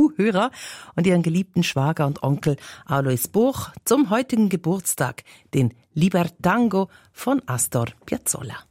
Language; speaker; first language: German; native; German